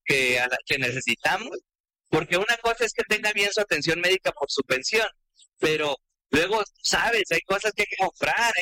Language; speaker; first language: Spanish; native; Spanish